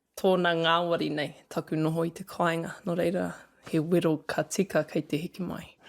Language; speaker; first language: Māori; native; Māori